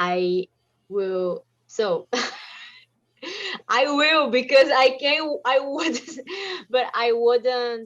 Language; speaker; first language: English; non-native, learner; Portuguese